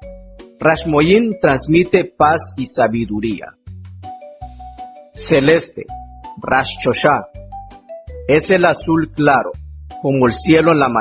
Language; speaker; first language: Spanish; non-native, local second language; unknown